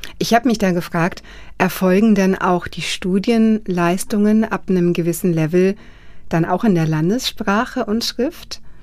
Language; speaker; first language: German; native; German